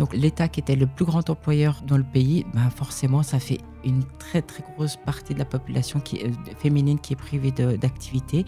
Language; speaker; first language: French; early bilingual, other home language; Persian